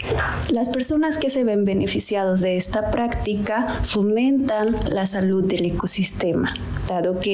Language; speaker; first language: Spanish; native; Spanish